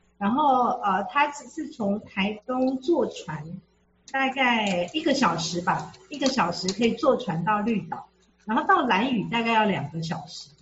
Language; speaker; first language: Chinese; native; Chinese